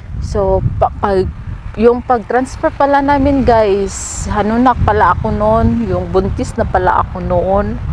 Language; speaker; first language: Filipino; non-native, local second language; Cebuano